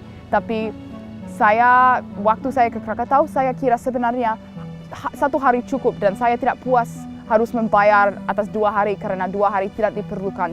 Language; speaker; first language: Indonesian; non-native, fluent; English